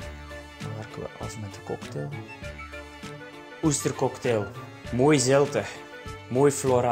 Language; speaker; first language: Dutch; native; Dutch